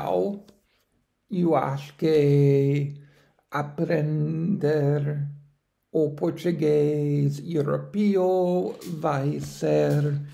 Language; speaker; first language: Portuguese; non-native, learner; English